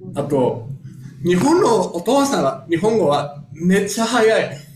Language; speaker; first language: Japanese; non-native, learner; Spanish